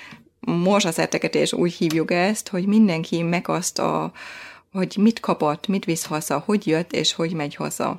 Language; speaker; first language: Hungarian; non-native, fluent; German